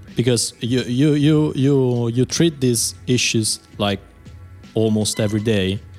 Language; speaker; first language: English; non-native, fluent; Italian